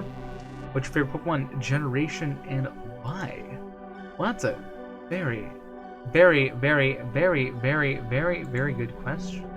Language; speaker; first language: English; native; English